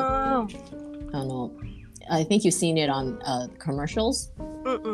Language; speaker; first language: English; non-native, fluent; Japanese